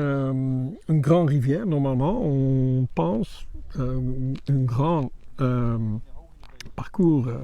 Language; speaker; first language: French; non-native, learner; Dutch